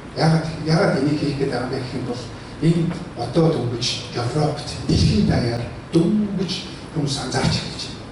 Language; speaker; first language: Mongolian; early bilingual, heritage; Mongolian